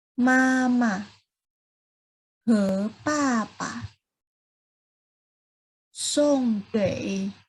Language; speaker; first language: Chinese; non-native, fluent; Thai